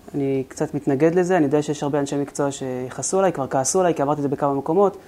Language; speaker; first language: Hebrew; native; Hebrew